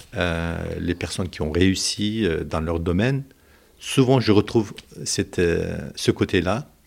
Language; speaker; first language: French; non-native, fluent; Turkish